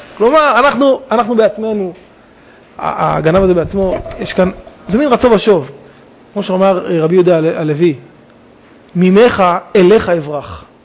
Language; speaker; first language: Hebrew; native; Hebrew